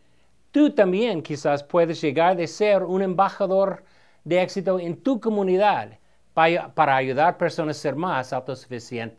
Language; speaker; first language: Spanish; non-native, fluent; English